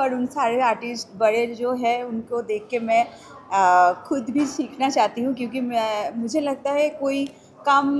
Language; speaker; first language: Hindi; non-native, local second language; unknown